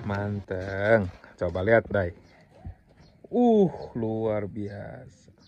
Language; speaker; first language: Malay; non-native, local second language; Sundanese